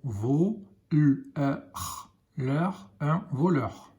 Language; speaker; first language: French; native; French